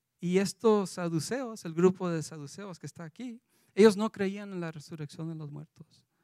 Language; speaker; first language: Spanish; early bilingual, heritage; Spanish